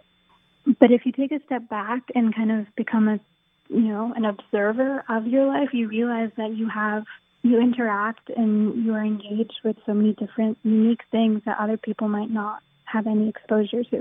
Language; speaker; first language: English; native; English